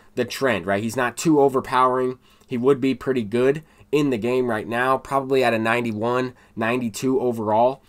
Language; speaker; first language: English; native; English